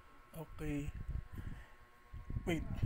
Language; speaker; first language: English; non-native, learner; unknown